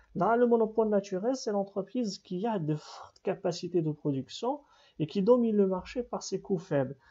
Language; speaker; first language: French; non-native, local second language; Arabic